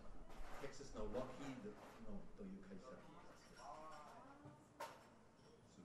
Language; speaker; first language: Japanese; non-native, fluent; English